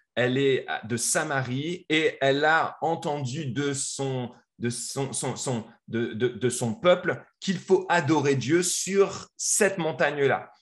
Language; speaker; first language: French; native; French